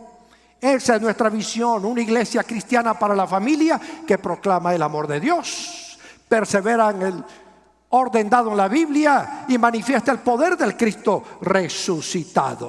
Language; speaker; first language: Spanish; native; Spanish